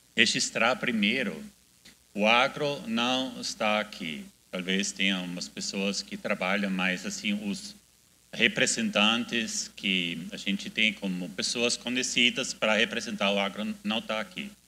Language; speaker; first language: Portuguese; non-native, fluent; German